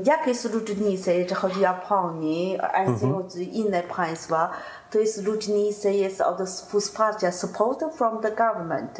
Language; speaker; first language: Polish; non-native, learner; Chinese